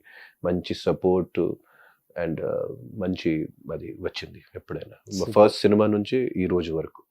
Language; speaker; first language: Telugu; non-native, local second language; Hindi